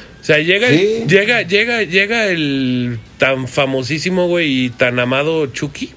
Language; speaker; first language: Spanish; native; Spanish